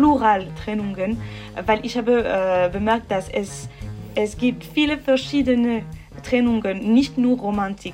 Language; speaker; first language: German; non-native, learner; French